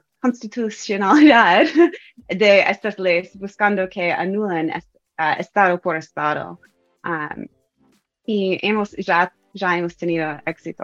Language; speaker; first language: Spanish; non-native, fluent; English